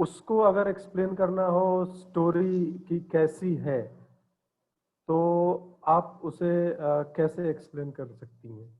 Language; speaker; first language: Hindi; native; Hindi